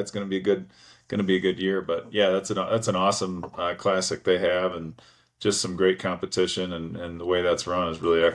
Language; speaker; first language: English; native; English